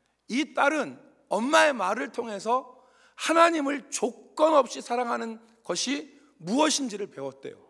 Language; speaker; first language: Korean; native; Korean